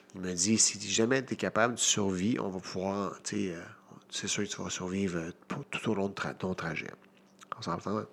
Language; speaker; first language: French; native; French